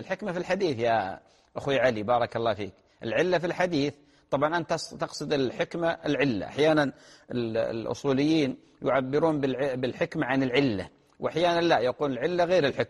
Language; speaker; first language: Arabic; native; Arabic